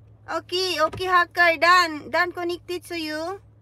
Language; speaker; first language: English; non-native, local second language; Cebuano